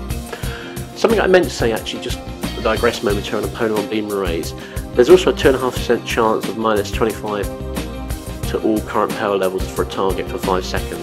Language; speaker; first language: English; native; English